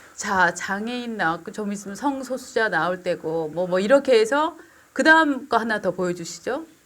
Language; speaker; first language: Korean; native; Korean